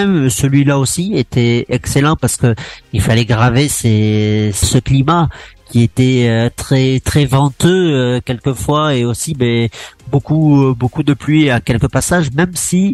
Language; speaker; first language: French; native; French